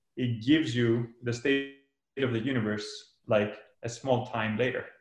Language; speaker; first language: English; non-native, fluent; Greek